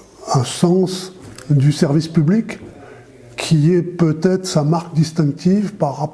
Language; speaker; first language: French; native; French